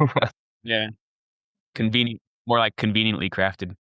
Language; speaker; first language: English; native; English